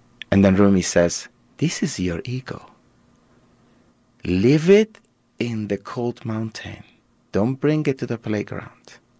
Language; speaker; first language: English; non-native, fluent; Persian